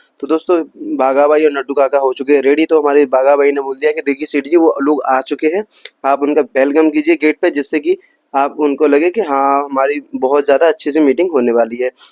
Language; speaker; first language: Hindi; native; Hindi